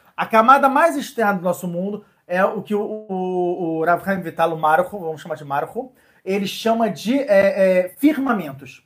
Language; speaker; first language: Portuguese; native; Portuguese